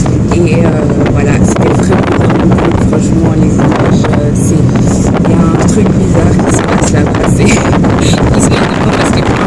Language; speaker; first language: French; native; French